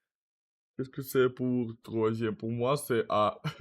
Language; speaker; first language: French; non-native, learner; Russian